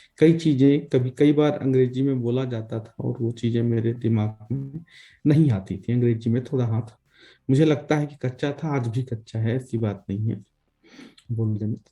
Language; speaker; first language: Hindi; native; Hindi